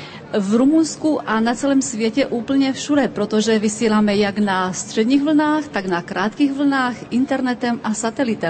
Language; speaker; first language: Czech; early bilingual, heritage; Czech